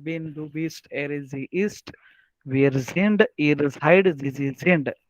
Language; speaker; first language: German; non-native, learner; Marathi